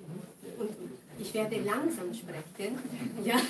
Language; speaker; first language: German; non-native, fluent; Japanese